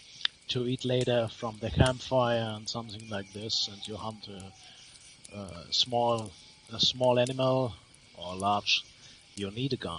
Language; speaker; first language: English; non-native, learner; German